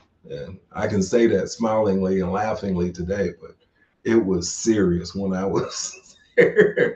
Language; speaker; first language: English; native; English